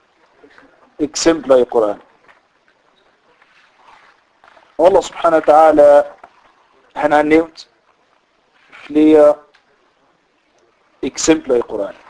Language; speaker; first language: Danish; non-native, fluent; Arabic